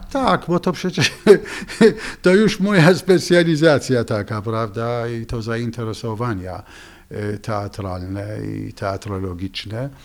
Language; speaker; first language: Polish; non-native, fluent; Arabic